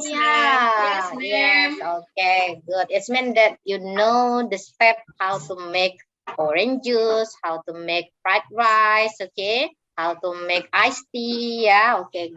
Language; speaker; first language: English; non-native, fluent; Indonesian